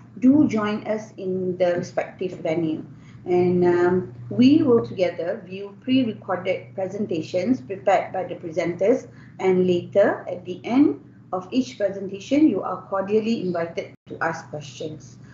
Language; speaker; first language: English; non-native, local second language; Malay